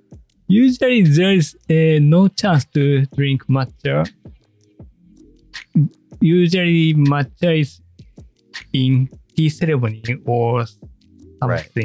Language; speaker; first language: English; non-native, learner; Japanese